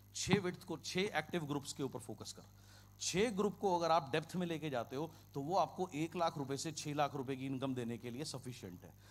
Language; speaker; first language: Hindi; non-native, local second language; Kannada